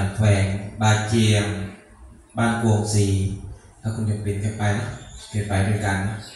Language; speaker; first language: Thai; non-native, local second language; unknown